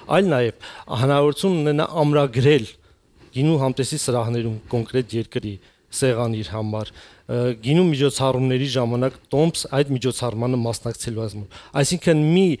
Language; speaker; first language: Armenian; native; Armenian